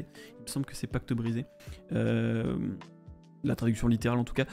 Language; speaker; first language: French; native; French